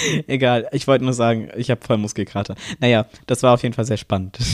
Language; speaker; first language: German; native; German